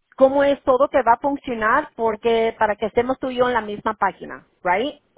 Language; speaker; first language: Spanish; early bilingual, heritage; Spanish